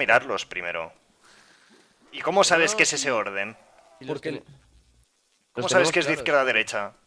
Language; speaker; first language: Spanish; native; Spanish